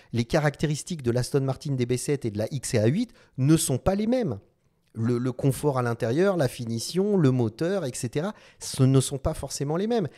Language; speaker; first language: French; non-native, local second language; Arabic